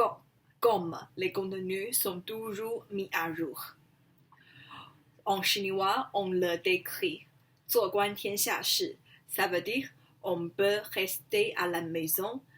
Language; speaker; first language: French; non-native, learner; Chinese